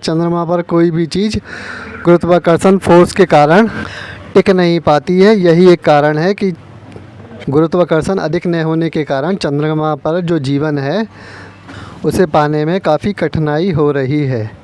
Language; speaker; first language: Hindi; native; Hindi